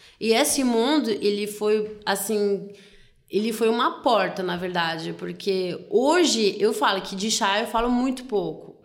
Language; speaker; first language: Portuguese; non-native, fluent; French